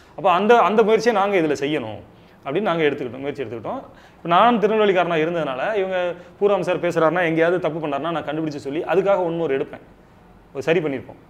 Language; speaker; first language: Tamil; native; Tamil